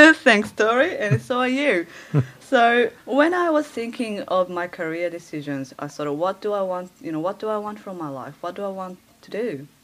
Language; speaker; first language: English; early bilingual, other home language; Japanese